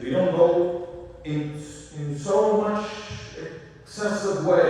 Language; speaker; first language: English; non-native, fluent; Arabic